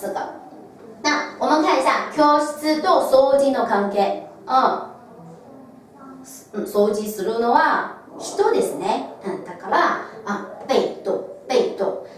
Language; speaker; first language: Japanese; non-native, fluent; Chinese